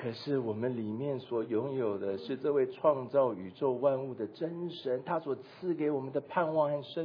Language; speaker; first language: Chinese; native; Chinese